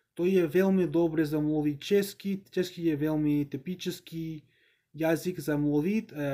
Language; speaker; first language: Ukrainian; non-native, learner; English